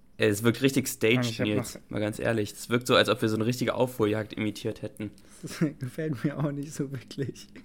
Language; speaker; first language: German; native; German